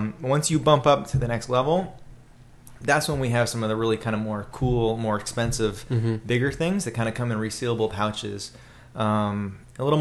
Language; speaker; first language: English; native; English